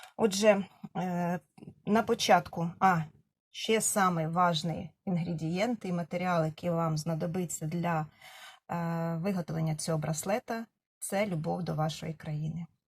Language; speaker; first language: Ukrainian; non-native, local second language; Russian